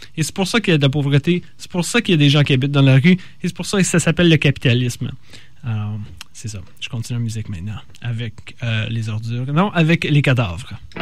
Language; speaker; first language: French; native; French